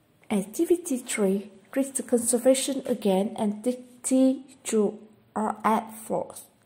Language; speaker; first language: English; non-native, fluent; Vietnamese